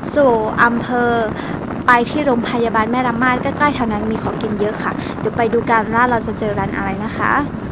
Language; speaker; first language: Thai; non-native, local second language; S'gaw Karen